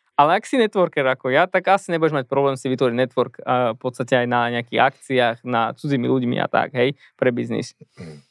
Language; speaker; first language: Slovak; native; Slovak